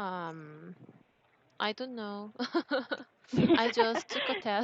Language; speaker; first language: English; non-native, learner; Korean